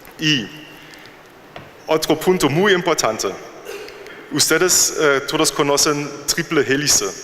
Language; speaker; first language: Spanish; non-native, learner; German